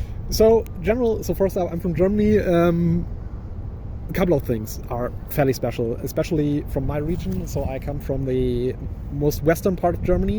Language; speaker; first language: English; non-native, fluent; German